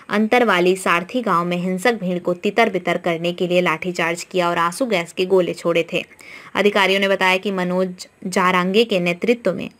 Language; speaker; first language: Hindi; non-native, local second language; Marathi